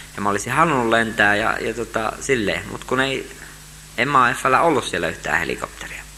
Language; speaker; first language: Finnish; native; Finnish